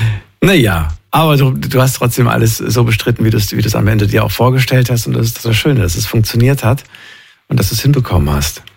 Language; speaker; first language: German; native; German